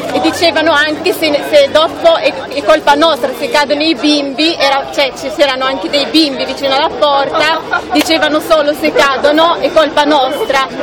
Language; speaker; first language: Italian; non-native, fluent; Arabic